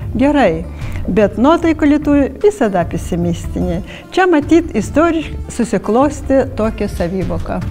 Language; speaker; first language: Lithuanian; non-native, fluent; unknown